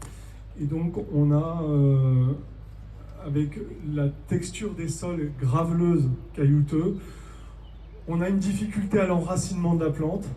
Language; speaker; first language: French; native; French